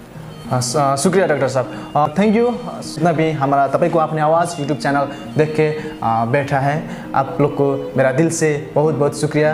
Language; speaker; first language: Hindi; non-native, learner; Nepali